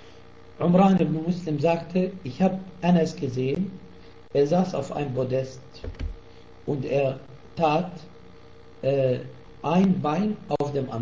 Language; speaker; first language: German; non-native, fluent; Arabic